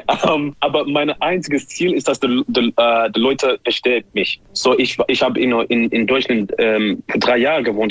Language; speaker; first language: German; non-native, learner; English